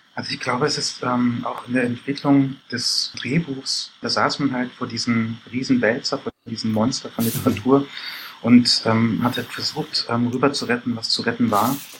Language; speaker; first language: German; early bilingual, other home language; Persian